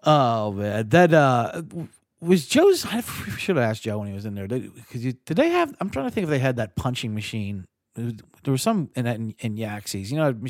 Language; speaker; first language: English; native; English